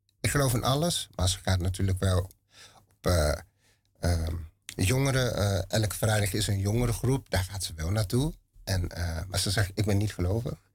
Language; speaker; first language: Dutch; native; Dutch